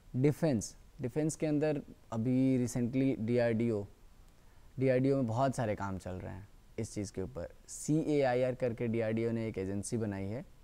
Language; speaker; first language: Hindi; native; Hindi